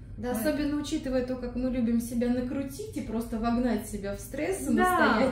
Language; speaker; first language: Russian; native; Russian